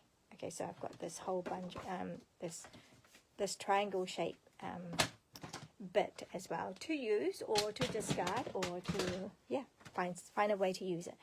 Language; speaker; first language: English; native; English